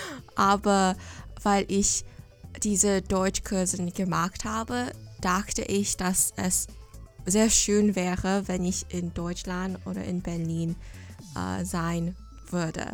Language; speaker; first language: German; non-native, fluent; English